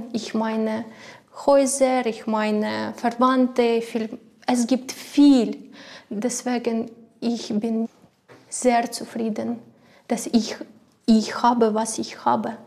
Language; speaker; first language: German; non-native, learner; Ukrainian